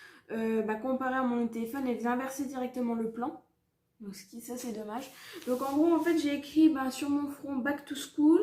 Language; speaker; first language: French; native; French